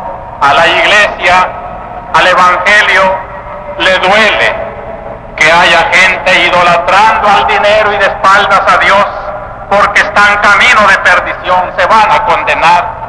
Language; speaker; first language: Spanish; native; Spanish